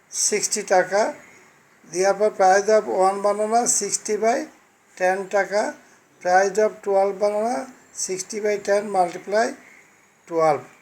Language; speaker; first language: English; non-native, fluent; Bangla